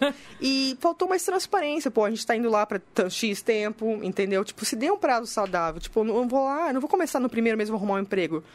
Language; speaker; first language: Portuguese; native; Portuguese